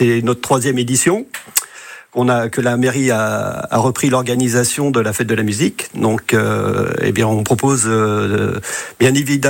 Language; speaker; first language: French; native; French